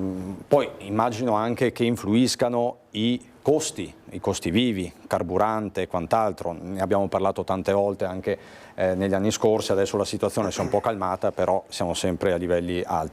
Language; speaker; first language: Italian; native; Italian